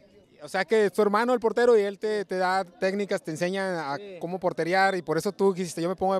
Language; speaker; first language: Spanish; native; Spanish